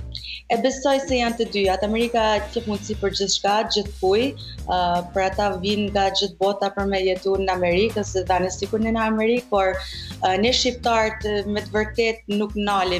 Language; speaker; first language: Albanian; early bilingual, heritage; Albanian